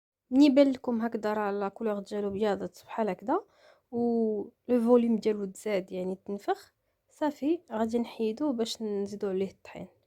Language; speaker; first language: Arabic; native; Arabic